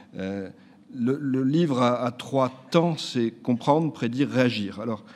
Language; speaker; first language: French; native; French